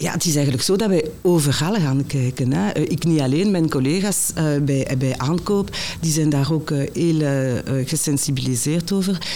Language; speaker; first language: Dutch; non-native, local second language; French